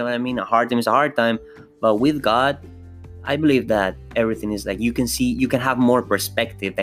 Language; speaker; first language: English; non-native, fluent; Spanish